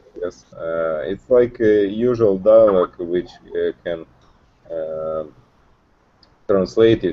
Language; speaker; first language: English; non-native, learner; Russian